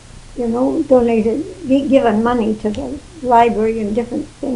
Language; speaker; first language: English; native; English